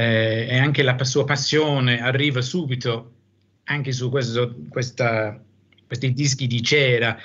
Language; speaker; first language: Italian; non-native, fluent; English